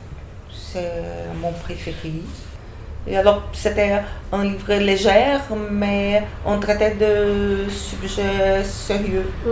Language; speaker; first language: French; non-native, fluent; Portuguese